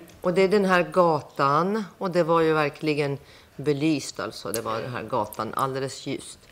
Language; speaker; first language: Swedish; non-native, fluent; Persian